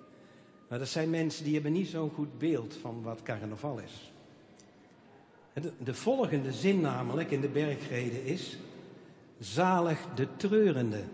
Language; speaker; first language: Dutch; native; Dutch